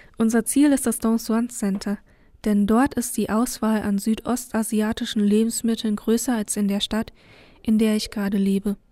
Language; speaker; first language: German; early bilingual, other home language; Vietnamese